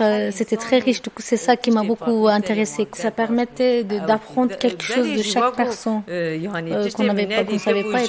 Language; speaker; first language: French; non-native, fluent; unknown